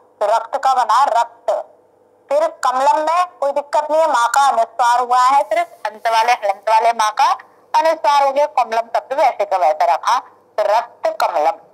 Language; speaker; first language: Hindi; native; Hindi